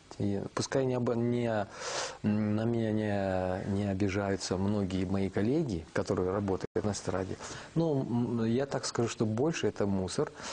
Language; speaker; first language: Russian; non-native, local second language; Kazakh